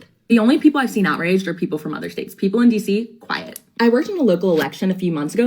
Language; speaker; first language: English; native; English